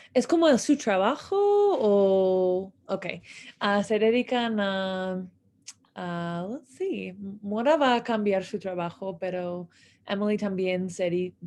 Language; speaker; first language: Spanish; non-native, fluent; English